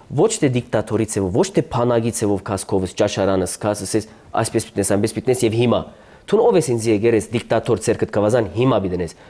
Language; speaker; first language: Armenian; early bilingual, heritage; Armenian